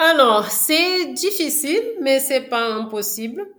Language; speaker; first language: French; non-native, fluent; Portuguese